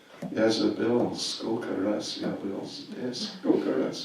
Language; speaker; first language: Russian; non-native, learner; English